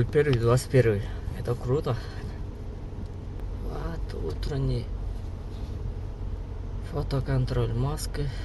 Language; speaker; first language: Russian; non-native, learner; Kyrgyz